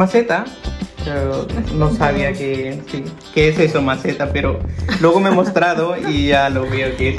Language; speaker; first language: Spanish; non-native, learner; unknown